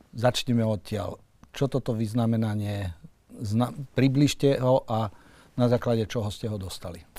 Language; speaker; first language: Slovak; native; Slovak